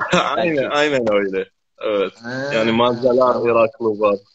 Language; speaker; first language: Turkish; non-native, learner; Arabic